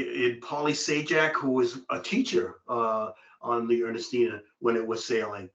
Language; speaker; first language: English; native; English